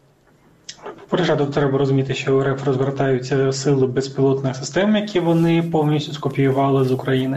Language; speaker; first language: Ukrainian; native; Ukrainian